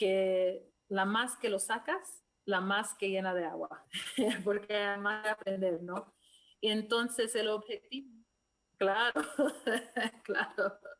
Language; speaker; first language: Spanish; non-native, fluent; English